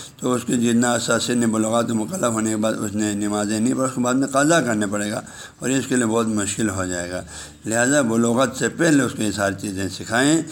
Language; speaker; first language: Urdu; native; Urdu